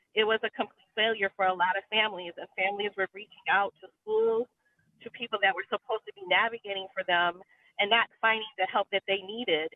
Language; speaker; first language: English; native; English